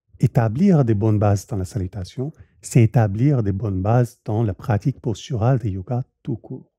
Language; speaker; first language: French; native; French